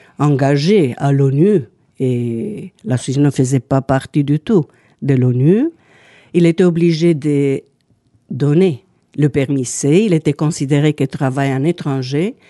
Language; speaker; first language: French; non-native, fluent; Romanian